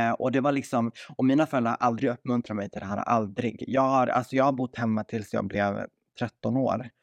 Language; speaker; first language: Swedish; native; Swedish